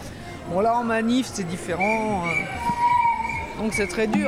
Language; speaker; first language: French; native; French